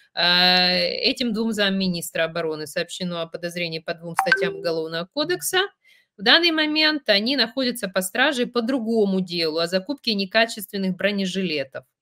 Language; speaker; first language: Russian; native; Russian